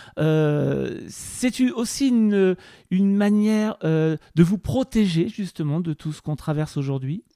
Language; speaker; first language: French; native; French